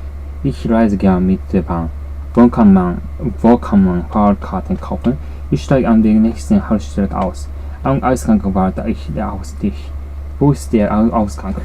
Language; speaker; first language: German; non-native, learner; Japanese